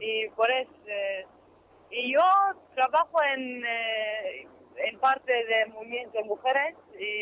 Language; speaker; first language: Spanish; non-native, learner; Kurdish